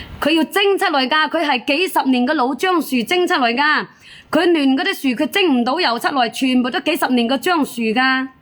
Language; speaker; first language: Cantonese; native; Cantonese